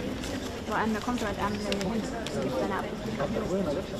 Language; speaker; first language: German; native; German